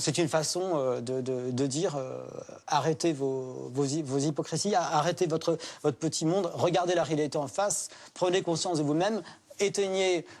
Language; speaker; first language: French; native; French